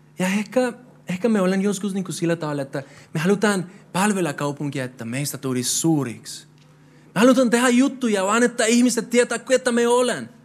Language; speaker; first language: Finnish; non-native, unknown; Spanish